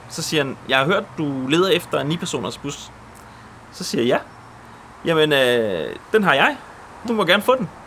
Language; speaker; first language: Danish; early bilingual, other home language; Polish